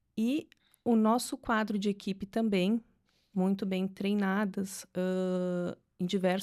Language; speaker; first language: Portuguese; native; Portuguese